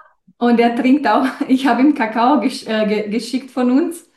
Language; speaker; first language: German; non-native, fluent; Romanian